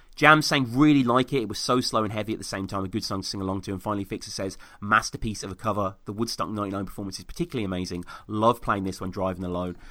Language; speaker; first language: English; native; English